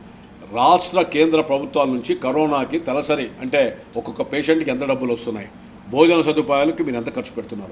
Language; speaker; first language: Telugu; native; Telugu